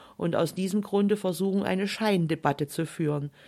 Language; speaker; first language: German; native; German